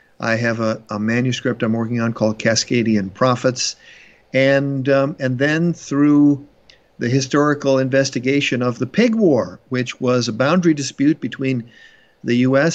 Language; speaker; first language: English; native; English